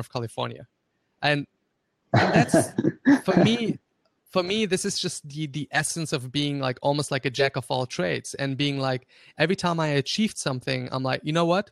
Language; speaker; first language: English; non-native, fluent; German